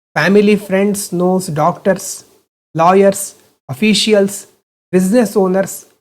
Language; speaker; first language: English; non-native, local second language; Kannada